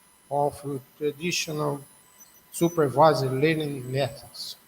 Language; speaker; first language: English; non-native, learner; Portuguese